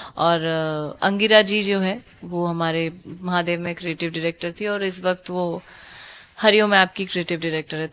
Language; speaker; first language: Hindi; non-native, local second language; Bangla